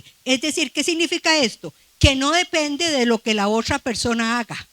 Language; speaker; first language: Spanish; native; Spanish